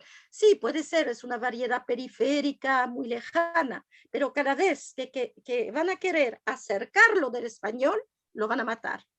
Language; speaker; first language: Spanish; non-native, fluent; French